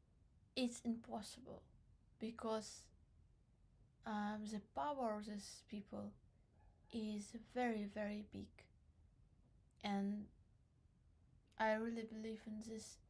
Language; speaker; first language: English; non-native, learner; Crimean Tatar